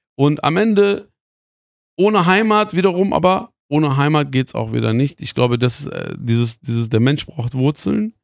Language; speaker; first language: German; early bilingual, other home language; Persian